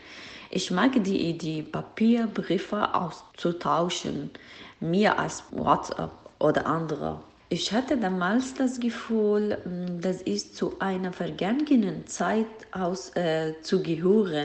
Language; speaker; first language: German; non-native, learner; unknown